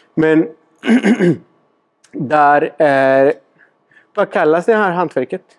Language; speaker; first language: Swedish; non-native, fluent; Spanish